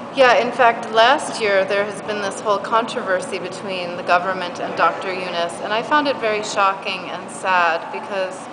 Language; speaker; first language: English; native; English